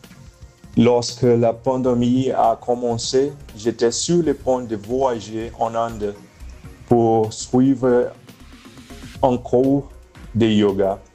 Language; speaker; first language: French; non-native, fluent; Portuguese